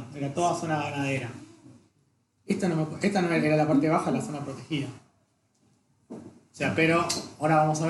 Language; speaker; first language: Spanish; native; Spanish